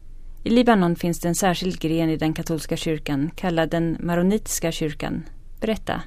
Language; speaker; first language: Swedish; native; Swedish